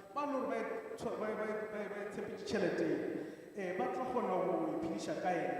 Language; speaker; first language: English; non-native, local second language; Northern Sotho